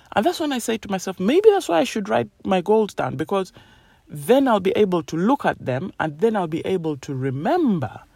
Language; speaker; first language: English; non-native, local second language; Ganda